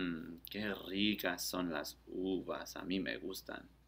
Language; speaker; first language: Spanish; non-native, fluent; English